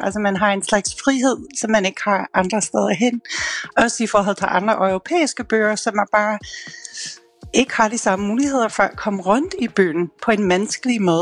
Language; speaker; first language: Danish; non-native, fluent; English